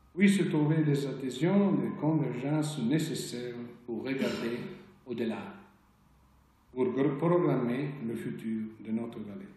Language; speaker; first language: French; non-native, local second language; Italian